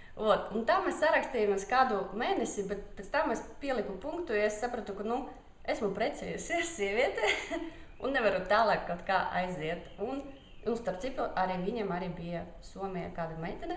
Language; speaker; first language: Latvian; non-native, local second language; Russian